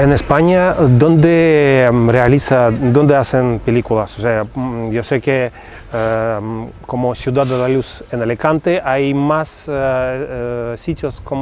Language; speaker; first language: Spanish; non-native, fluent; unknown